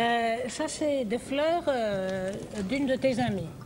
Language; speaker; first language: French; non-native, fluent; Greek